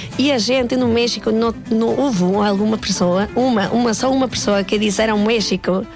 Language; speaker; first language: Portuguese; non-native, fluent; Spanish